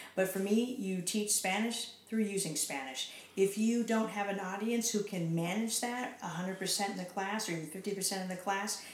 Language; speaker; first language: English; native; English